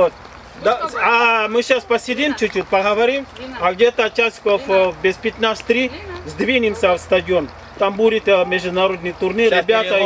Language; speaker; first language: Russian; non-native, fluent; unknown